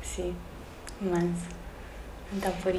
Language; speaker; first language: Portuguese; non-native, learner; Italian